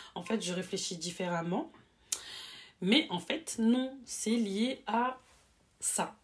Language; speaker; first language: French; native; French